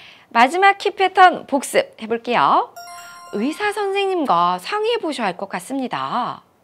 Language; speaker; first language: Korean; native; Korean